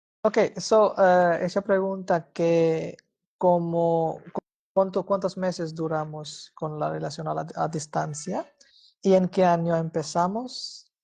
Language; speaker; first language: Spanish; non-native, fluent; Hindi